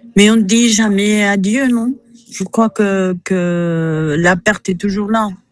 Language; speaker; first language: French; non-native, fluent; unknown